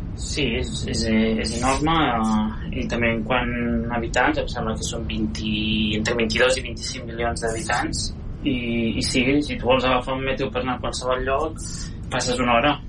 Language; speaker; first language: Catalan; native; Catalan